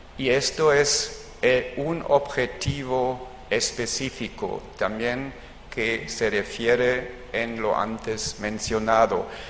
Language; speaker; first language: Spanish; non-native, fluent; German